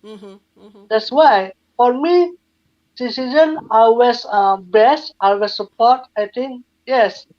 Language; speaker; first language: English; non-native, learner; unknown